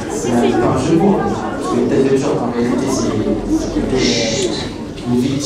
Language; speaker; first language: French; native; French